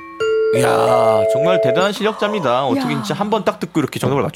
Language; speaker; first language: Korean; native; Korean